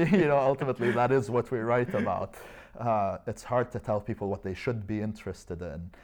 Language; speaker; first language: English; non-native, fluent; Arabic